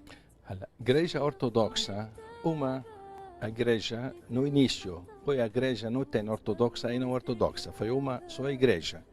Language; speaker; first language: Portuguese; non-native, fluent; Arabic